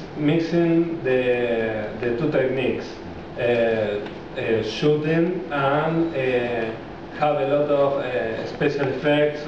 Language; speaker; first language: English; non-native, learner; Spanish